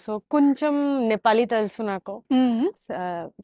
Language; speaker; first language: Telugu; non-native, local second language; Bangla